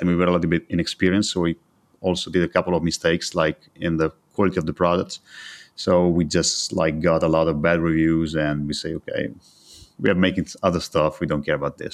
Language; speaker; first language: English; non-native, fluent; Italian